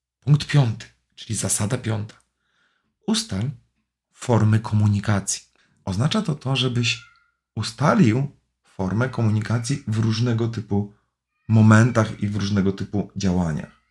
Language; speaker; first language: Polish; native; Polish